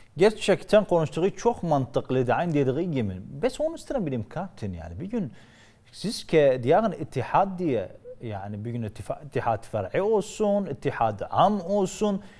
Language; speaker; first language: Turkish; native; Turkish